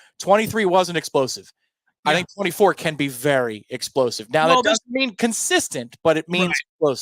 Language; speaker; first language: English; native; English